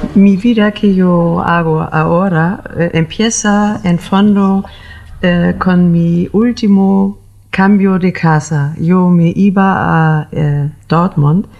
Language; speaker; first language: Spanish; non-native, learner; German